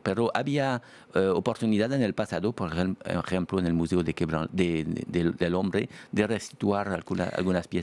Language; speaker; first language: Spanish; non-native, fluent; French